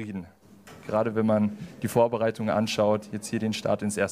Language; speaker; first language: German; native; German